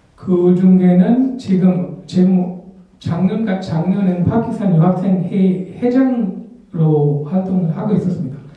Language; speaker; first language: Korean; non-native, fluent; Urdu